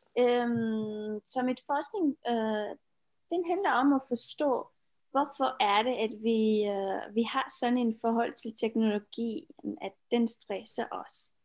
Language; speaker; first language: Danish; non-native, fluent; Romanian